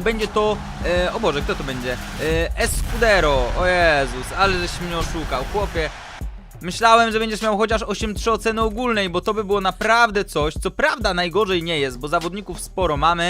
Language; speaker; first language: Polish; native; Polish